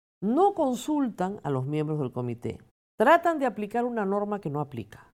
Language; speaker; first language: Spanish; native; Spanish